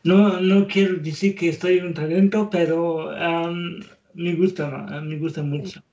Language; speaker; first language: Spanish; non-native, learner; German